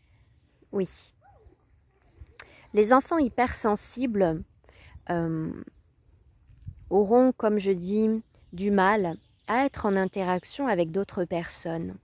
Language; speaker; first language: French; native; French